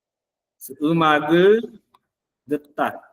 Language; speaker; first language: Korean; non-native, fluent; Filipino